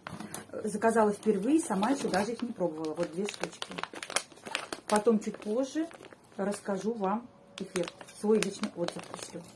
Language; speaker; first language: Russian; native; Russian